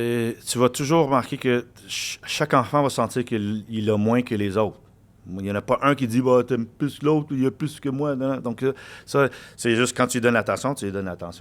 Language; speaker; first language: French; native; French